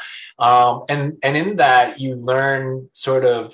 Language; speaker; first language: English; native; English